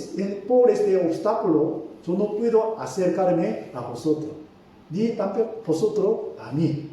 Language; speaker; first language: Spanish; non-native, fluent; Korean